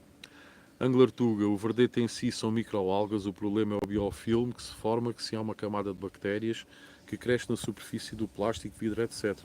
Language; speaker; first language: Portuguese; native; Portuguese